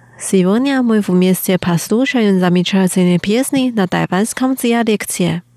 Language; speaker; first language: Russian; non-native, fluent; Chinese